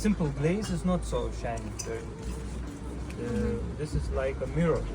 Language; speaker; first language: English; non-native, fluent; Lithuanian